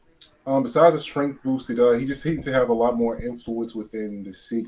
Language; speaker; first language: English; native; English